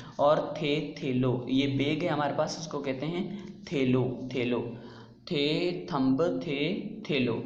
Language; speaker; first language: Urdu; non-native, local second language; Sindhi